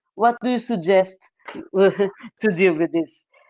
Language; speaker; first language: English; non-native, fluent; Portuguese